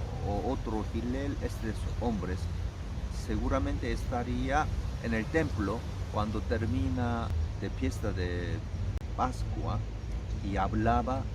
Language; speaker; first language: Spanish; non-native, learner; Korean